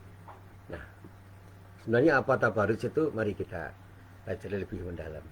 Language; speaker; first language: Indonesian; native; Indonesian